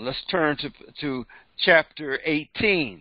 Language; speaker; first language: English; native; English